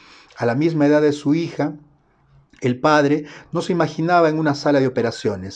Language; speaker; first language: Spanish; native; Spanish